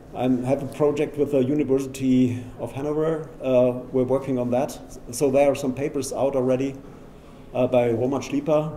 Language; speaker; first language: English; non-native, fluent; German